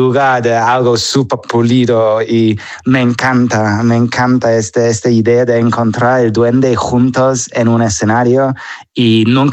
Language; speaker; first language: Spanish; non-native, fluent; English